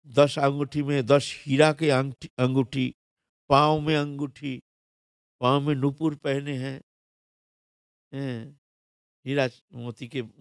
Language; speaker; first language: Hindi; non-native, local second language; Bangla